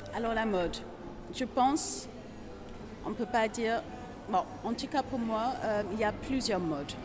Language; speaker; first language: French; non-native, fluent; English